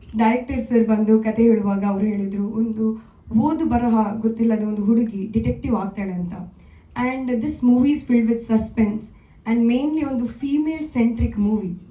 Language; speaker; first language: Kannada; native; Kannada